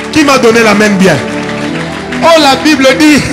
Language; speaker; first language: French; non-native, local second language; Lingala